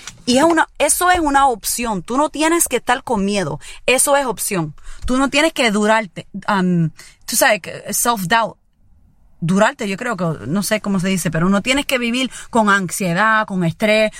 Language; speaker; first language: Spanish; early bilingual, heritage; Spanish